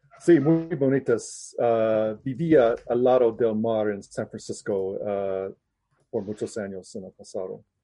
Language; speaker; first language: Spanish; non-native, learner; English